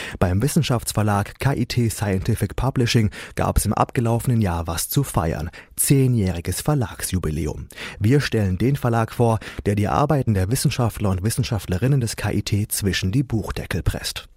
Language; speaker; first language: German; native; German